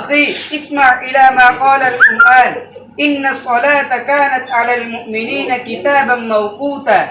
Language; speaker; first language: Arabic; non-native, learner; Urdu